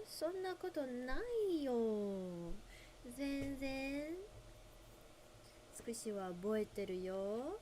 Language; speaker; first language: Japanese; non-native, learner; English